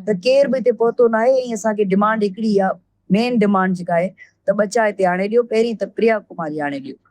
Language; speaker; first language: Sindhi; native; Sindhi